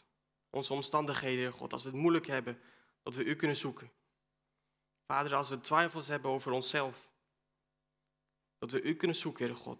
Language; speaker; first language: Dutch; non-native, fluent; Spanish